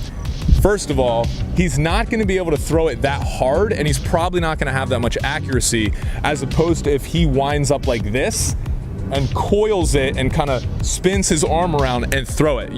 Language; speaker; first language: English; native; English